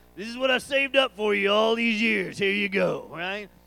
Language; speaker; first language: English; native; English